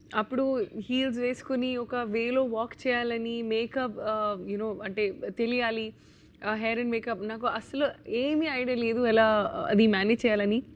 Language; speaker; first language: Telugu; non-native, local second language; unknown